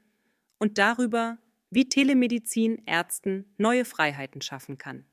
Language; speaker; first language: German; native; German